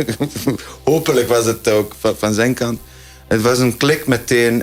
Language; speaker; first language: Dutch; non-native, fluent; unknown